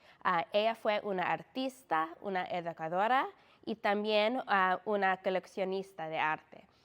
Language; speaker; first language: Spanish; non-native, fluent; English